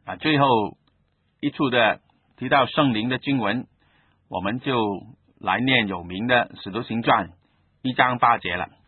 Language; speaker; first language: Chinese; non-native, local second language; Cantonese